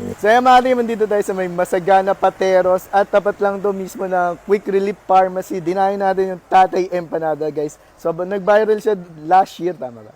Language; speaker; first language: Filipino; native; Filipino